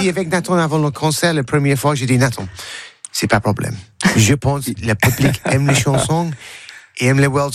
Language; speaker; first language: French; non-native, learner; English